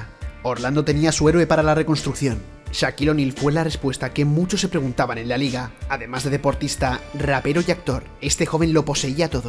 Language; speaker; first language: Spanish; native; Spanish